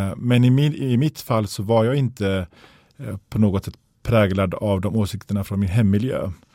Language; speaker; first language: Swedish; early bilingual, other home language; Persian